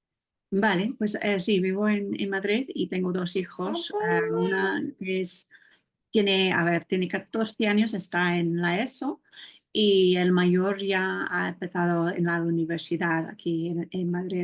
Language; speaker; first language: Spanish; non-native, fluent; English